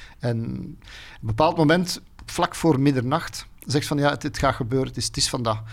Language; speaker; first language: Dutch; native; Dutch